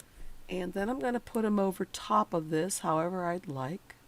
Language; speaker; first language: English; native; English